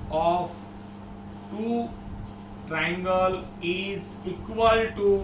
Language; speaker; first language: Hindi; non-native, local second language; Marathi